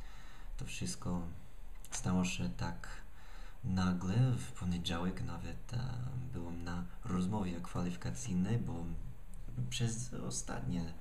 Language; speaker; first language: Polish; non-native, fluent; English